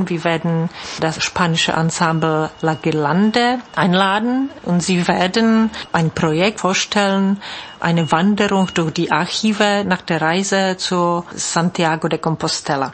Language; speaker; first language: German; non-native, fluent; Czech